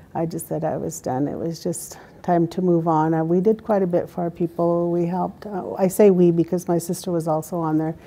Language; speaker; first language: English; native; English